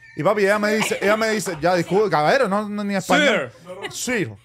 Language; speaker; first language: Spanish; native; Spanish